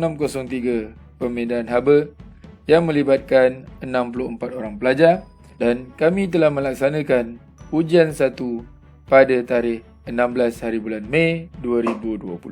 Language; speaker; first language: Malay; native; Malay